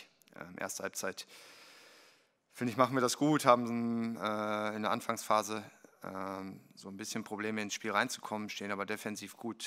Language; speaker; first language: German; native; German